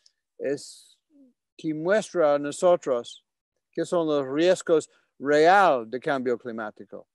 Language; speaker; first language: Spanish; non-native, fluent; English